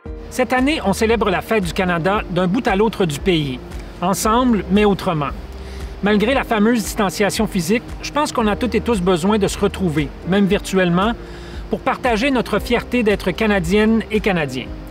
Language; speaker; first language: French; native; French